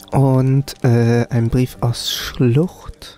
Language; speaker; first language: German; native; German